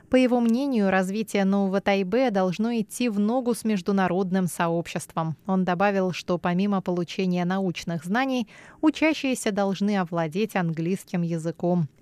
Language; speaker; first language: Russian; non-native, fluent; Chinese